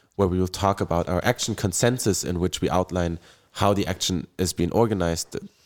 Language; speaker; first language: English; non-native, fluent; German